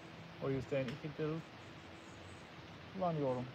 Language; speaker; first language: Turkish; non-native, learner; English